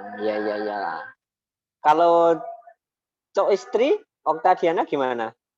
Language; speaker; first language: Indonesian; non-native, local second language; Javanese